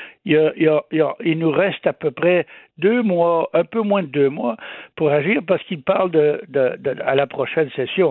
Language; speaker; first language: French; native; French